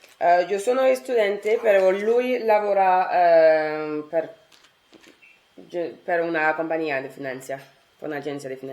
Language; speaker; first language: Italian; non-native, learner; French